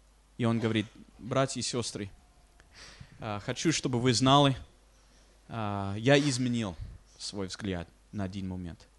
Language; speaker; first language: Russian; non-native, fluent; English